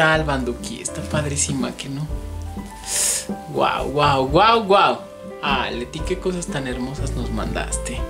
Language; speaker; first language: Spanish; native; Spanish